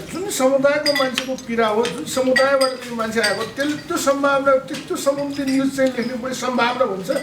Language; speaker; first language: Nepali; non-native, local second language; Newari